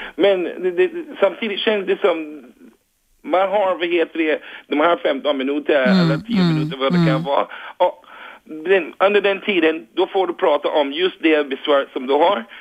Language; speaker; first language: Swedish; non-native, fluent; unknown